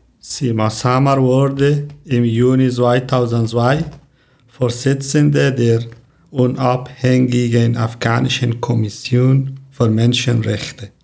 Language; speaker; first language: German; non-native, learner; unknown